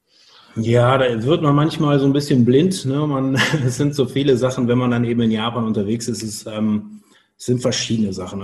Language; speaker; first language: German; native; German